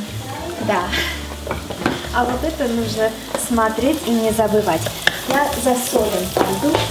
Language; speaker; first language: Russian; non-native, fluent; Armenian